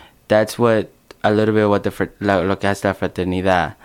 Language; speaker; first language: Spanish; early bilingual, other home language; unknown